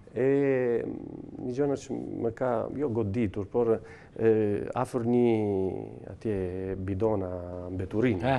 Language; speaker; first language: Albanian; non-native, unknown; Italian